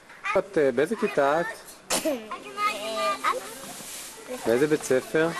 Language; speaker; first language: Hebrew; native; Hebrew